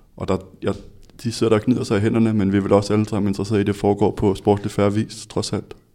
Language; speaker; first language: Danish; native; Danish